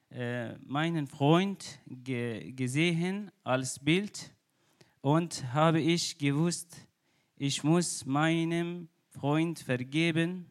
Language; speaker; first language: German; non-native, learner; Kurdish